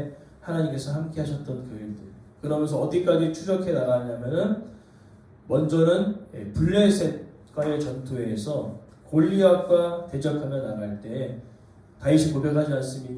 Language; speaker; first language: Korean; native; Korean